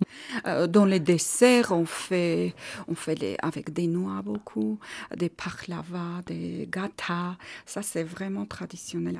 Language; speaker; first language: French; non-native, learner; Armenian